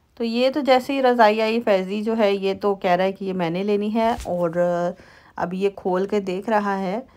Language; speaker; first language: Urdu; native; Urdu